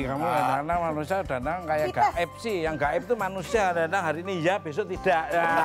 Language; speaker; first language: Indonesian; non-native, local second language; Javanese